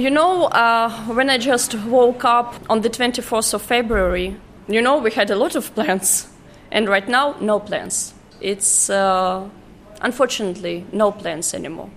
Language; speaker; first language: English; non-native, fluent; Ukrainian